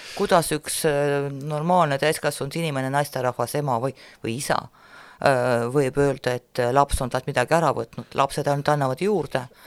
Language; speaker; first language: Estonian; non-native, local second language; Russian